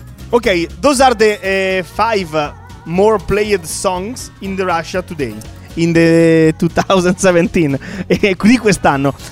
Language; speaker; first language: English; non-native, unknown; Italian